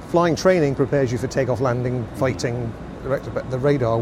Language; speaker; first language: English; native; English